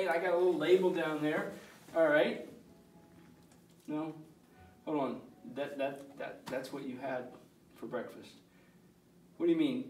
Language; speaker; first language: English; native; English